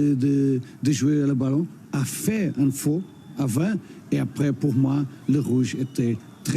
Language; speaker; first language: French; non-native, learner; Portuguese